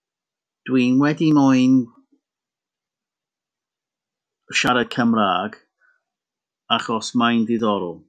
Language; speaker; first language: Welsh; non-native, learner; English